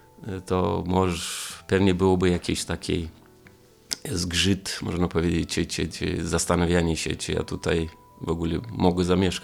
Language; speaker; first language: Polish; non-native, fluent; Romanian